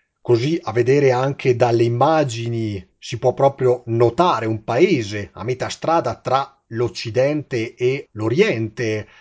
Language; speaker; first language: Italian; native; Italian